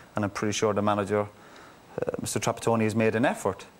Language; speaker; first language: English; native; English